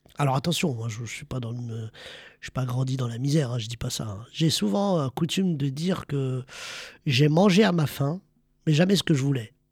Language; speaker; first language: French; early bilingual, other home language; Arabic